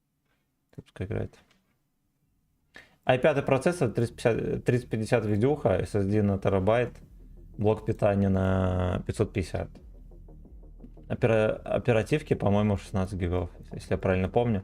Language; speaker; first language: Russian; native; Russian